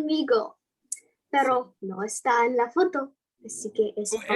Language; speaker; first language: Spanish; non-native, learner; English